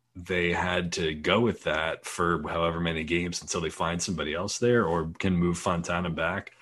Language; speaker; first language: English; native; English